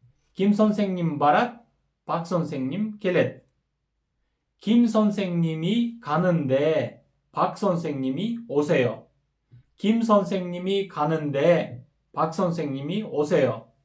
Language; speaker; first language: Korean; non-native, fluent; Kyrgyz